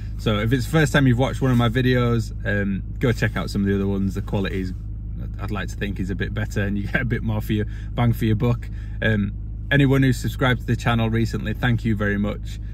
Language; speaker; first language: English; native; English